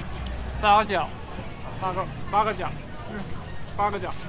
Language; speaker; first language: Chinese; non-native, learner; Thai